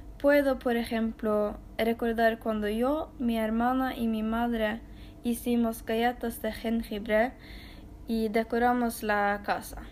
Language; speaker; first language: Spanish; non-native, learner; Norwegian